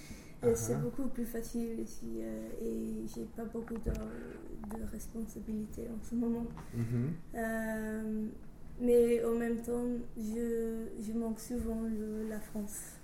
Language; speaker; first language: French; non-native, learner; English